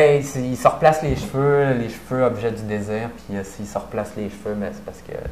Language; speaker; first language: French; native; French